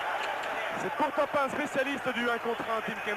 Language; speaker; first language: French; native; French